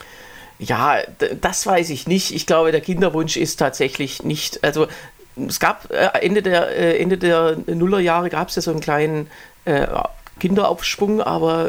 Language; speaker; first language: German; native; German